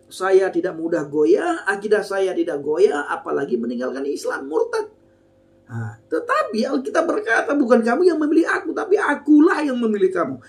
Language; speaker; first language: Indonesian; non-native, local second language; Achinese